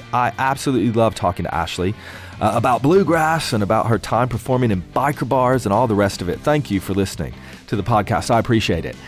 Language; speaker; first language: English; native; English